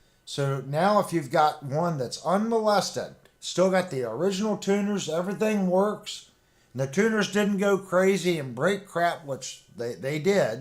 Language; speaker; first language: English; native; English